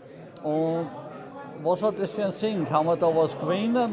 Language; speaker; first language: German; native; German